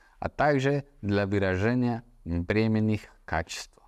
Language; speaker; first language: Russian; non-native, fluent; Spanish